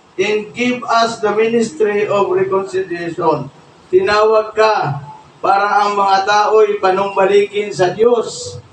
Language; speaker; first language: Filipino; non-native, local second language; Bikol